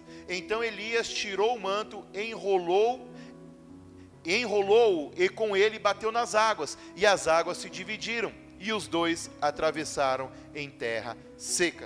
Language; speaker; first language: Portuguese; native; Portuguese